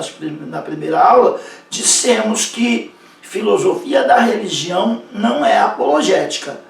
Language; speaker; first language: Portuguese; native; Portuguese